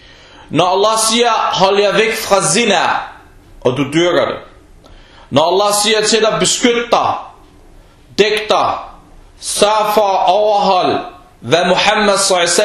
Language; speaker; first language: Danish; early bilingual, other home language; Arabic